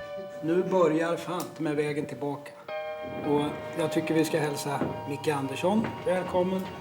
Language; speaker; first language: Swedish; native; Swedish